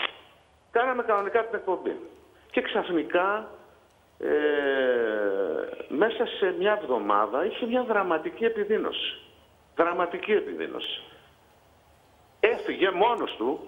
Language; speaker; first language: Greek; native; Greek